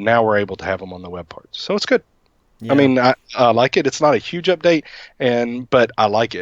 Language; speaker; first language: English; native; English